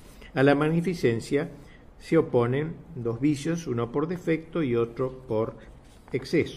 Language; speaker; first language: Spanish; native; Spanish